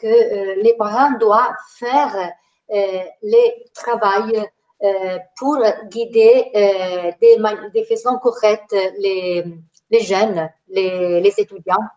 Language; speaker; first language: French; non-native, fluent; Spanish